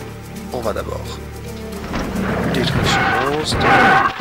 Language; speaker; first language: French; native; French